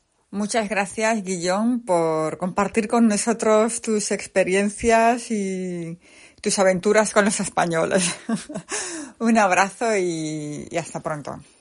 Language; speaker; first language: Spanish; native; Spanish